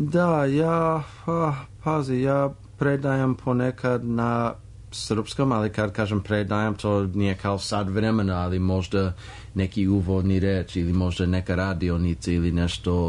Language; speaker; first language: Serbian; non-native, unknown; English